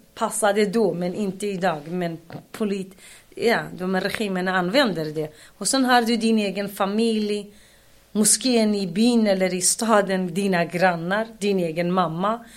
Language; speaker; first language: Swedish; non-native, fluent; Kurdish